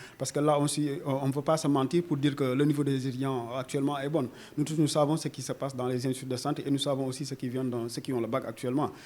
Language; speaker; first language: French; non-native, local second language; Wolof